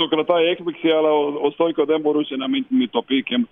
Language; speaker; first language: Greek; non-native, fluent; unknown